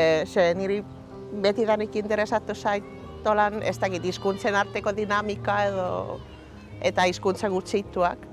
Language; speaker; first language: Basque; non-native, fluent; Finnish